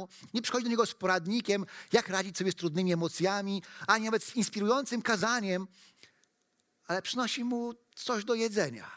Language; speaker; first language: Polish; native; Polish